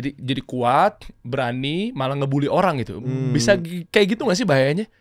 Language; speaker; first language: Indonesian; native; Indonesian